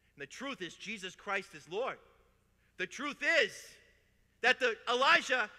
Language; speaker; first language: English; native; English